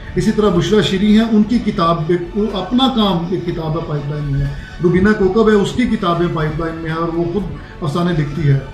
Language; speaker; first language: Urdu; non-native, local second language; Punjabi